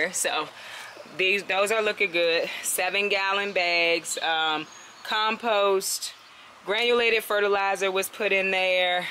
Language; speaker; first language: English; native; English